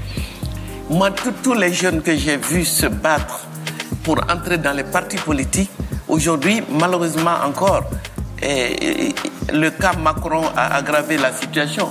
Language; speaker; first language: French; non-native, local second language; Bambara